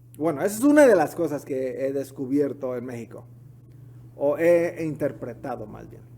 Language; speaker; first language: Spanish; early bilingual, heritage; Spanish